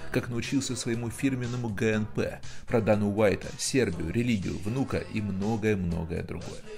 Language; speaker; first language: Russian; native; Russian